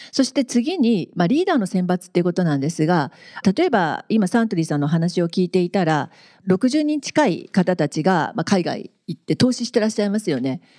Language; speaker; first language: Japanese; native; Japanese